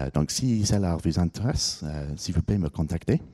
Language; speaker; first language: French; non-native, fluent; English